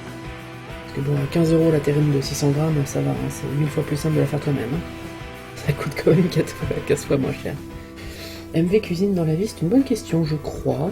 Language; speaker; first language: French; native; French